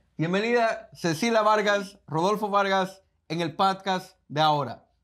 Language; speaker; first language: Spanish; native; Spanish